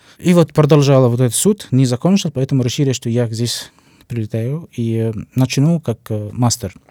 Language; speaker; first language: Russian; non-native, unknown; Arabic